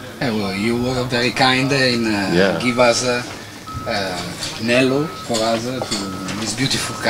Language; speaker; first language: English; non-native, learner; Italian